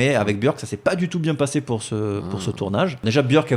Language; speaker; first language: French; native; French